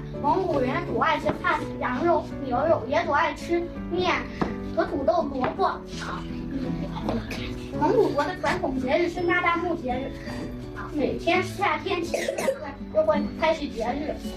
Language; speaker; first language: Chinese; early bilingual, other home language; Mongolian